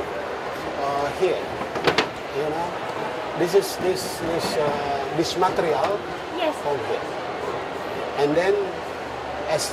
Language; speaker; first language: English; non-native, learner; Indonesian